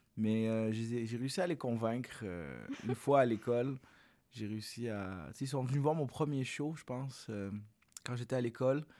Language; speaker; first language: French; early bilingual, other home language; Arabic